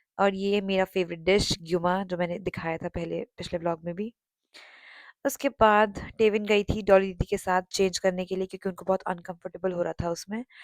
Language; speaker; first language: Hindi; non-native, local second language; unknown